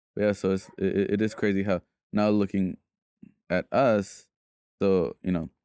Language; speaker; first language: English; early bilingual, other home language; Spanish